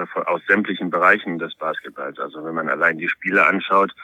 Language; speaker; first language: German; non-native, fluent; Polish